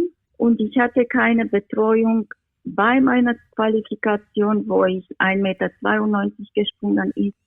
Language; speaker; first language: German; non-native, fluent; Romanian